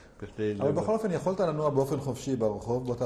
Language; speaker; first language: Hebrew; native; Hebrew